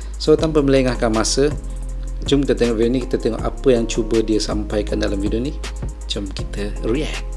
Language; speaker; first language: Malay; native; Malay